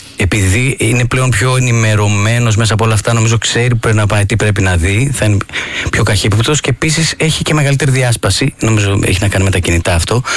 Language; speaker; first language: Greek; native; Greek